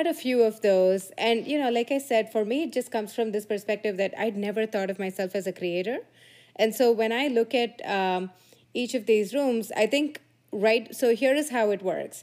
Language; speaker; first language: English; non-native, local second language; Tamil